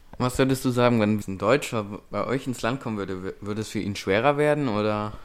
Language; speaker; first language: German; native; German